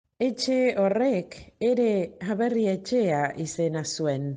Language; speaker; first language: Basque; non-native, learner; Spanish